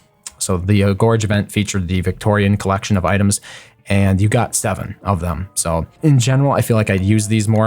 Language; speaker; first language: English; native; English